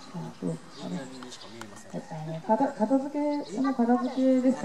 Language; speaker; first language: Japanese; native; Japanese